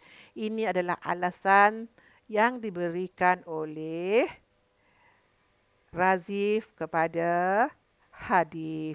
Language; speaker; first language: Malay; native; Malay